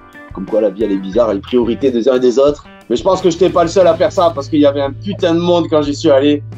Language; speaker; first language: French; native; French